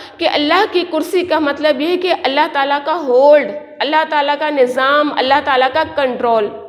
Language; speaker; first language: Urdu; native; Urdu